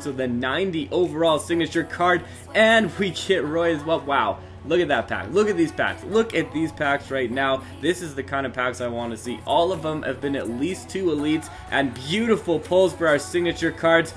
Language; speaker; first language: English; native; English